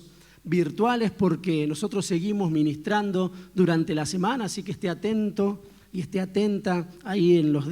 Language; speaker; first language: Spanish; native; Spanish